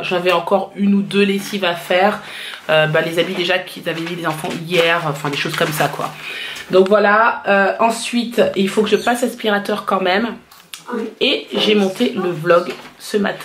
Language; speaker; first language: French; native; French